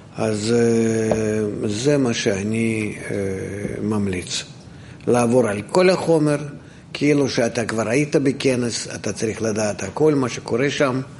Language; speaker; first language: Hebrew; non-native, fluent; Russian